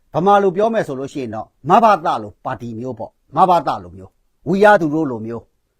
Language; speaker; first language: Burmese; non-native, local second language; Kachin